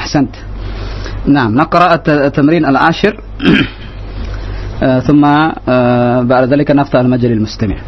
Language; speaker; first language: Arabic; non-native, fluent; Indonesian